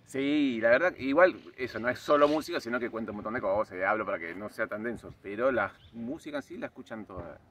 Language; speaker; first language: Spanish; native; Spanish